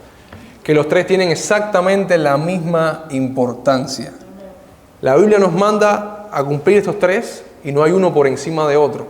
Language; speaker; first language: Spanish; native; Spanish